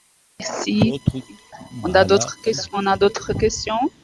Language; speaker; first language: French; non-native, fluent; Portuguese